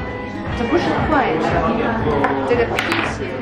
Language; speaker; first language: Chinese; non-native, learner; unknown